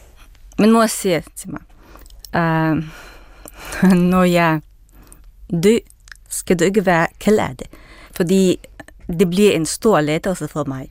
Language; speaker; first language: Danish; non-native, fluent; Russian